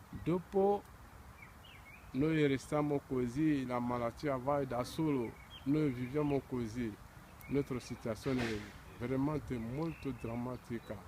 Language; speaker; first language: Italian; non-native, learner; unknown